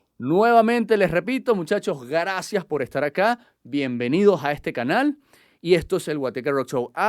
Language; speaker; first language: Spanish; native; Spanish